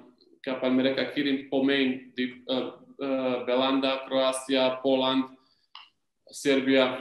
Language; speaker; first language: Indonesian; non-native, learner; Serbian